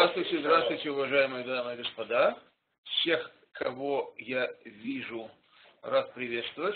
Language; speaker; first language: Russian; native; Russian